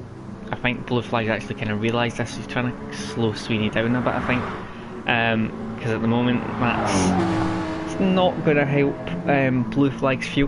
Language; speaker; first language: English; native; English